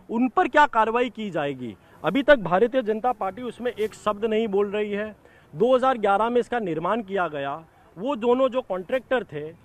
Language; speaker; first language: Hindi; non-native, local second language; Gujarati